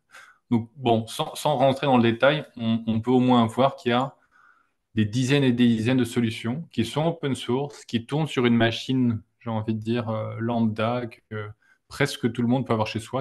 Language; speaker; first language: French; native; French